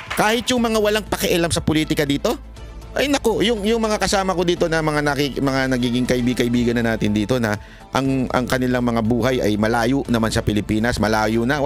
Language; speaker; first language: Filipino; native; Filipino